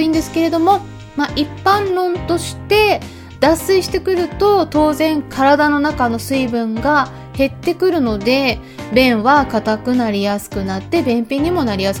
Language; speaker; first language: Japanese; native; Japanese